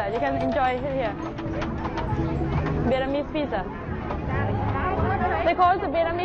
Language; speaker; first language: English; non-native, learner; Vietnamese